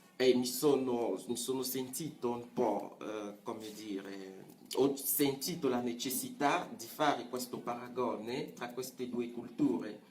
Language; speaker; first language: Italian; non-native, fluent; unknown